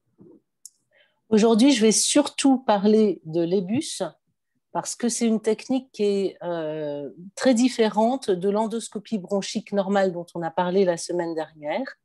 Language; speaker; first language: French; native; French